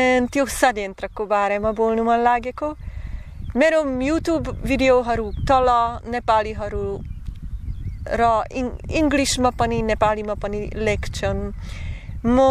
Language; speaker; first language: Nepali; non-native, learner; Slovak